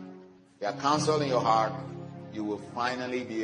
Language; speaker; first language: English; non-native, local second language; Yoruba